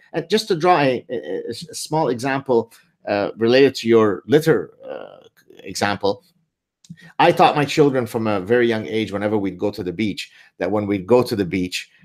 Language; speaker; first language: English; early bilingual, other home language; Arabic